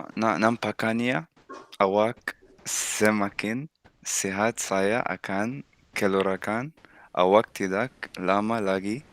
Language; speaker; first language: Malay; non-native, learner; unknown